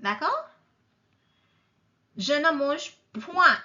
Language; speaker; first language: French; non-native, fluent; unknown